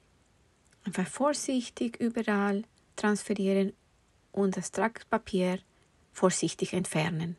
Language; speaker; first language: German; non-native, fluent; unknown